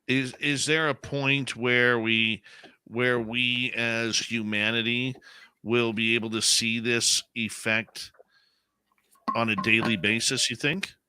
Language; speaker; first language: English; native; English